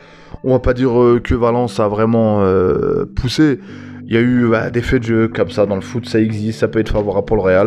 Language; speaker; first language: French; native; French